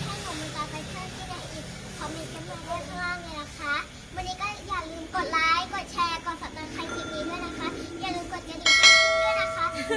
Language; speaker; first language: Thai; native; Thai